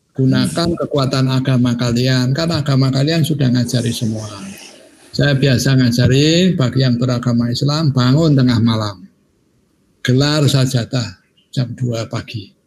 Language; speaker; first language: Indonesian; non-native, local second language; Javanese